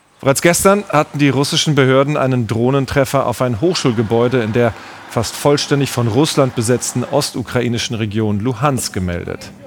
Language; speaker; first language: German; native; German